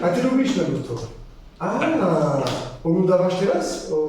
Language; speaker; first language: Polish; non-native, learner; French